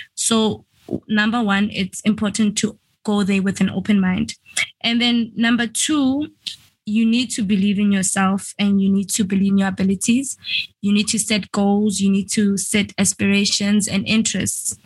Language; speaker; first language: English; non-native, local second language; Venda